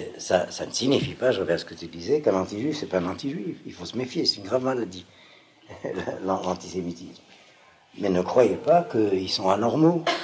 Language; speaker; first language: French; native; French